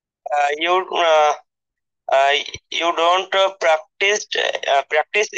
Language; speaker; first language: English; non-native, learner; Bangla